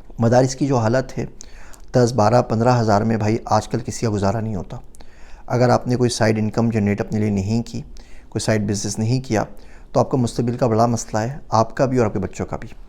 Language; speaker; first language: Urdu; native; Urdu